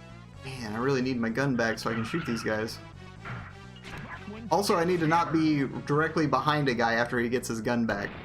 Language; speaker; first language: English; native; English